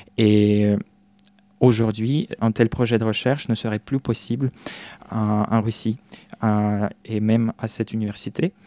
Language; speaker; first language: French; non-native, fluent; Russian